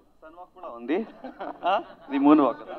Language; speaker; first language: Telugu; non-native, learner; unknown